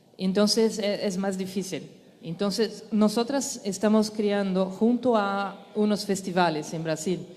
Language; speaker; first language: Spanish; non-native, learner; Portuguese